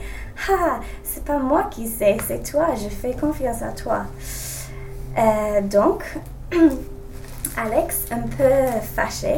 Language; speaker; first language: French; non-native, learner; English